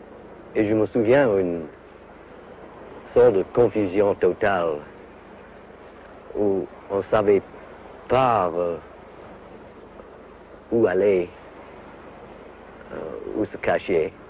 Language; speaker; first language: French; non-native, fluent; English